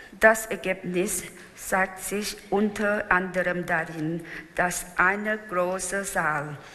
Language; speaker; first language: German; non-native, fluent; Thai